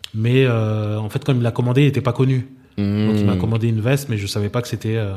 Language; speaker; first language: French; native; French